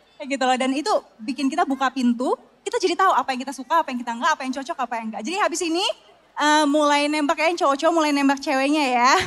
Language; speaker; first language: Indonesian; native; Indonesian